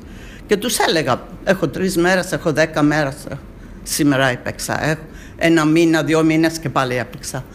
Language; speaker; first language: Greek; early bilingual, heritage; Greek